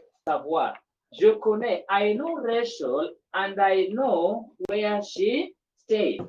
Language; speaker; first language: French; non-native, fluent; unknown